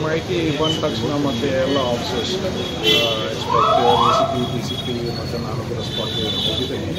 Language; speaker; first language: Kannada; non-native, local second language; Hindi